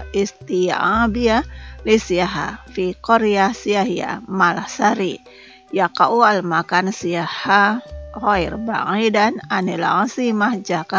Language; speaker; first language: Arabic; non-native, fluent; Indonesian